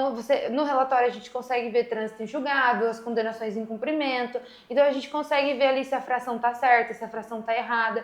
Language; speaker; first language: Portuguese; native; Portuguese